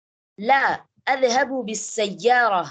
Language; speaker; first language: Arabic; non-native, learner; Tamil